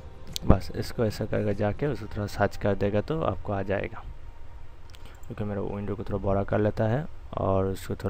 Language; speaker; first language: Hindi; non-native, local second language; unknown